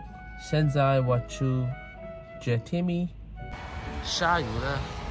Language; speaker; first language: Chinese; non-native, learner; English